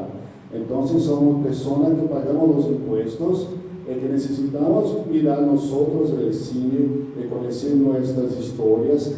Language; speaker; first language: Spanish; non-native, learner; Portuguese